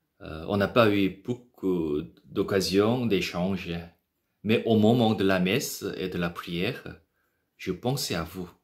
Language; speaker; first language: French; non-native, learner; Korean